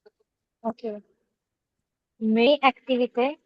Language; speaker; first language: French; non-native, learner; Hindi